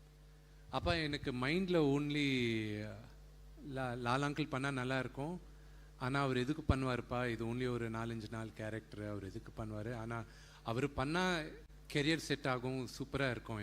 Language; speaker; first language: Tamil; non-native, local second language; Telugu